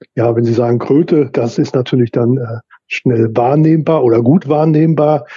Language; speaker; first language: German; native; German